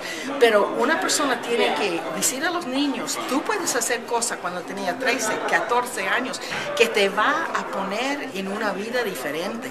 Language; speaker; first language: Spanish; early bilingual, heritage; Spanish